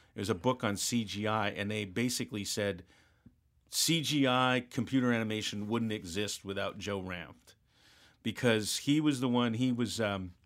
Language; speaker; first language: English; native; English